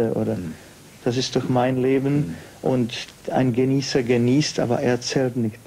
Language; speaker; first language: German; non-native, fluent; Czech